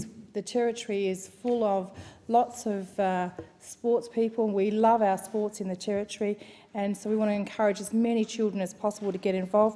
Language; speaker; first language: English; native; English